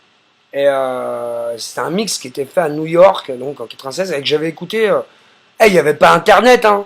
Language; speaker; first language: French; native; French